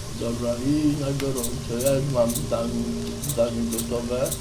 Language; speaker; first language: Polish; native; Polish